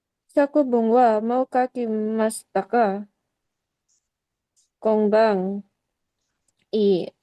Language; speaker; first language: Japanese; non-native, learner; Indonesian